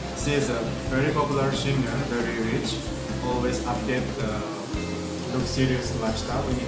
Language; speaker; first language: English; non-native, learner; Indonesian